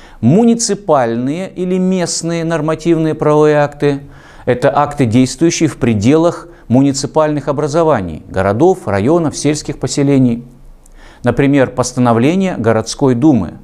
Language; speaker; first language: Russian; native; Russian